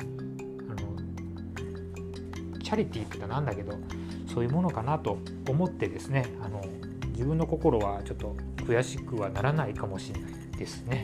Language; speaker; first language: Japanese; native; Japanese